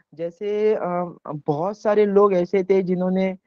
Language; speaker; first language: Hindi; non-native, local second language; Konkani